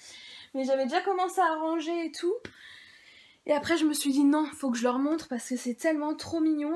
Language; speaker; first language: French; native; French